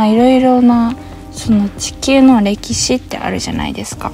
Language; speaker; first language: Japanese; native; Japanese